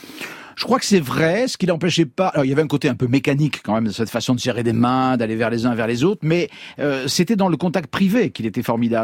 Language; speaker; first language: French; native; French